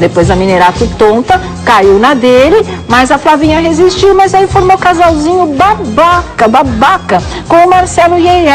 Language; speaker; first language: Portuguese; native; Portuguese